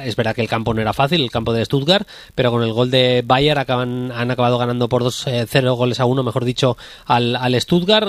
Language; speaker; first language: Spanish; native; Spanish